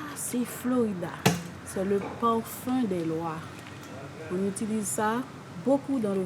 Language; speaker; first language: French; non-native, local second language; Haitian Creole